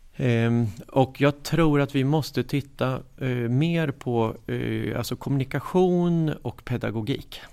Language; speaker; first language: Swedish; native; Swedish